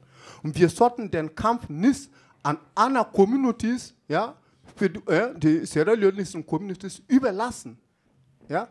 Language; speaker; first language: German; non-native, fluent; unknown